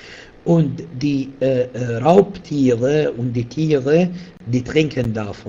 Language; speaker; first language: German; non-native, fluent; Arabic